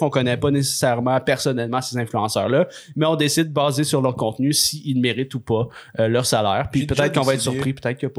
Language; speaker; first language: French; native; French